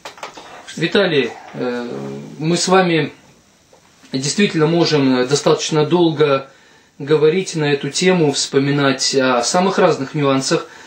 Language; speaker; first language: Russian; native; Russian